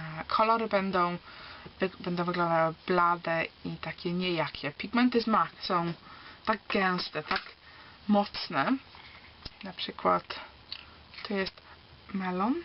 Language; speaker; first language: Polish; early bilingual, heritage; Polish